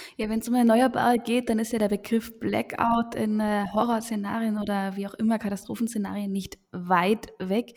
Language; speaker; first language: German; native; German